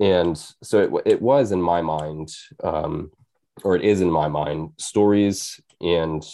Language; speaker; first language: English; native; English